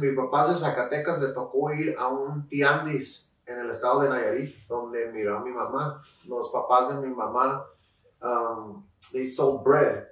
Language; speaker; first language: Spanish; early bilingual, heritage; Spanish